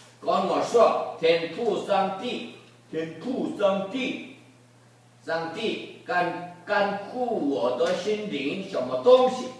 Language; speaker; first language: Chinese; non-native, learner; Korean